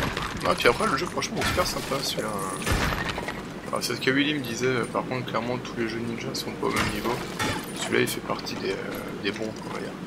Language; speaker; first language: French; native; French